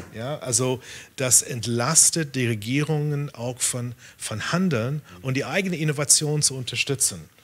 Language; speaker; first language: German; non-native, fluent; English